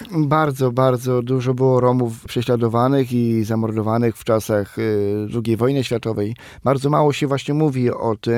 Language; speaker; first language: Polish; non-native, local second language; Romany